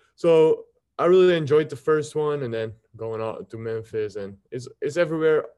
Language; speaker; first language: English; non-native, fluent; Dutch